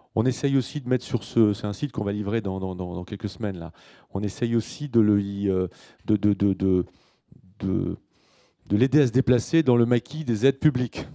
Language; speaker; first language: French; native; French